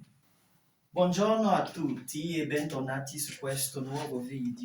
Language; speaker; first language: Italian; non-native, fluent; French